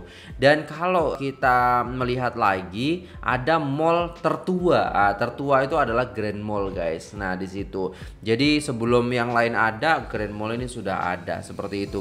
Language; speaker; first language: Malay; non-native, local second language; Javanese